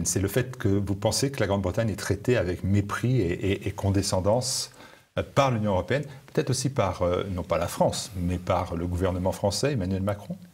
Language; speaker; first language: French; native; French